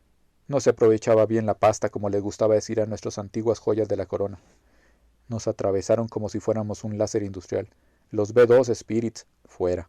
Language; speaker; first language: Spanish; native; Spanish